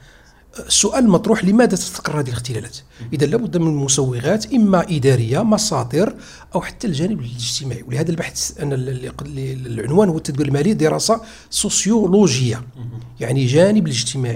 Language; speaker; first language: Arabic; native; Arabic